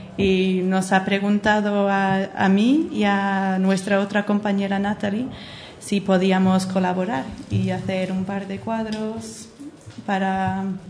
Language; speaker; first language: Spanish; non-native, fluent; English